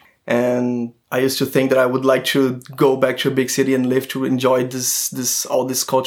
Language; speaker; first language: English; non-native, fluent; Portuguese